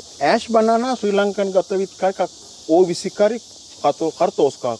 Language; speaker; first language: Russian; non-native, learner; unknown